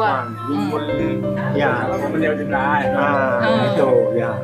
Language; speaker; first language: Chinese; early bilingual, heritage; Chinese